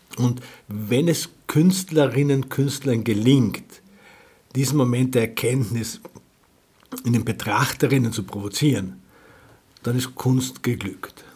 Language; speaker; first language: German; native; German